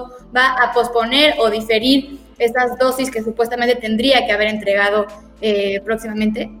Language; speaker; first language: Spanish; native; Spanish